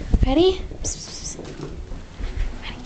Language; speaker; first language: English; native; English